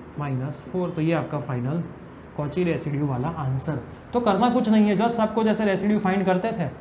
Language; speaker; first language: Hindi; non-native, local second language; Gujarati